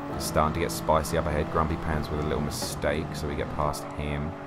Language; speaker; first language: English; native; English